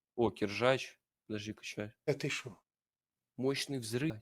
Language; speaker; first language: Russian; native; Russian